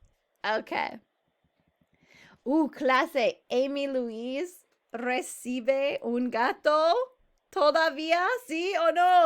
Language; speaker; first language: Spanish; non-native, fluent; English